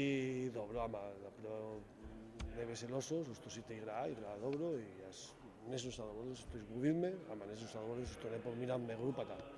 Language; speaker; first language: Macedonian; non-native, fluent; Spanish